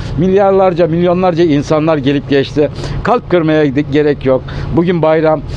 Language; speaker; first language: Turkish; native; Turkish